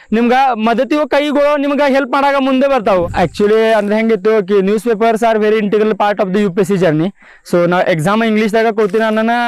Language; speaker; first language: Kannada; non-native, local second language; Marathi